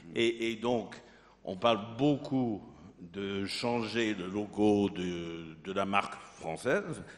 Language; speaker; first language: French; non-native, fluent; English